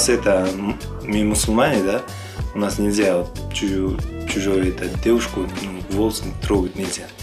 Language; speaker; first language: Russian; non-native, learner; Uzbek